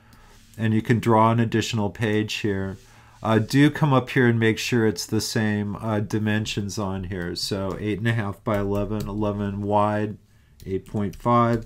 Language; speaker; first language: English; native; English